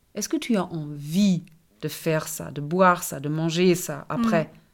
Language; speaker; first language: French; non-native, fluent; German